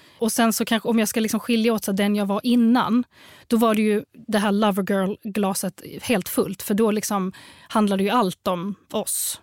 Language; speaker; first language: Swedish; early bilingual, other home language; Arabic